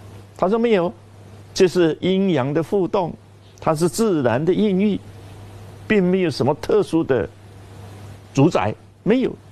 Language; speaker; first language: Chinese; native; Chinese